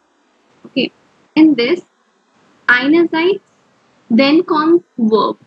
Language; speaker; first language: German; non-native, fluent; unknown